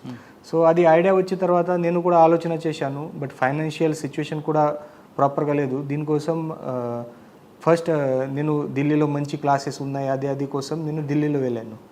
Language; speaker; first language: Telugu; non-native, fluent; Marathi